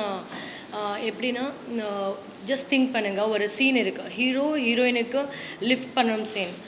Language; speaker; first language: Tamil; non-native, learner; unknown